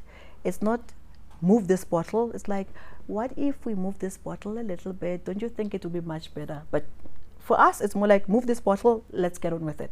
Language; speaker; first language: English; non-native, local second language; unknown